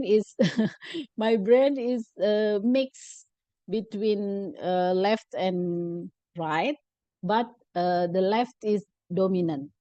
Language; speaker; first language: English; non-native, learner; Indonesian